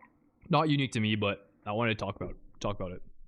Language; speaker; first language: English; native; English